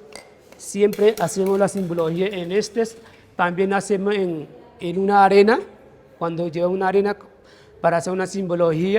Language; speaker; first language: Spanish; non-native, local second language; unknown